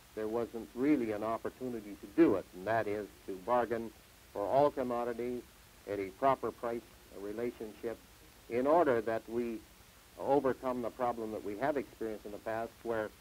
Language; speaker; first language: English; native; English